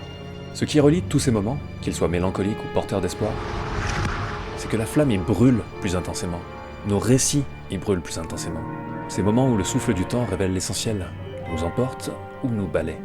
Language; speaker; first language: French; native; French